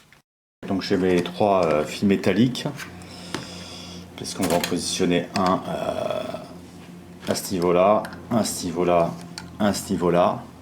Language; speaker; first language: French; native; French